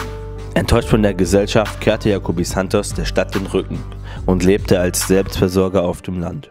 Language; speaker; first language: German; native; German